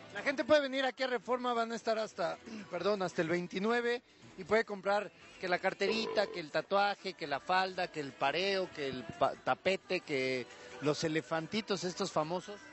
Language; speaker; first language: Spanish; native; Spanish